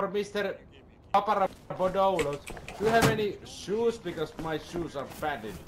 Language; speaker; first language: English; non-native, learner; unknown